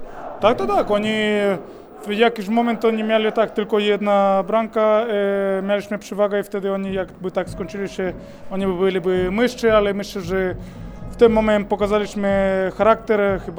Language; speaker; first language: Polish; non-native, fluent; Spanish